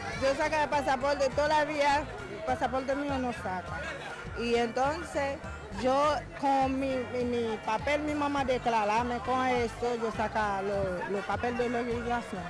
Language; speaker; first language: Spanish; non-native, learner; Haitian Creole